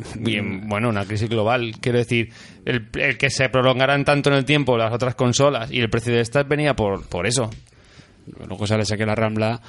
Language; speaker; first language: Spanish; native; Spanish